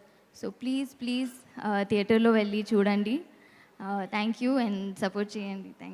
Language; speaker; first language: Telugu; non-native, local second language; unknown